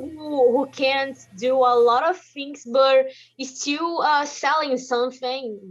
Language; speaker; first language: English; non-native, learner; Portuguese